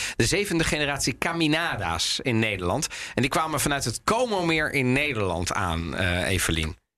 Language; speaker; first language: Dutch; early bilingual, other home language; Italian